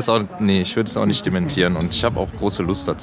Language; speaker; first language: German; native; German